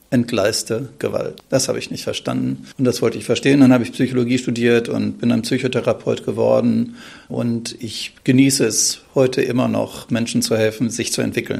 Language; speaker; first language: German; native; German